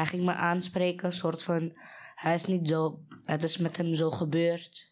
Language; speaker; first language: Dutch; non-native, learner; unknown